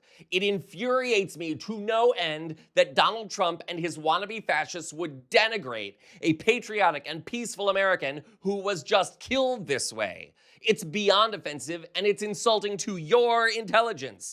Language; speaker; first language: English; native; English